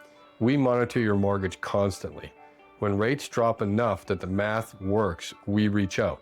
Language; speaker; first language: English; native; English